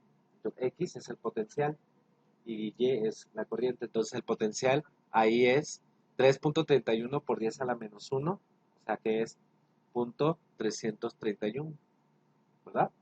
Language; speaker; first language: Spanish; native; Spanish